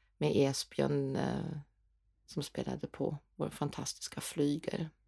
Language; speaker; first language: Swedish; non-native, fluent; German